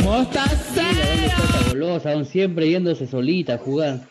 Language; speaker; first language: Spanish; native; Spanish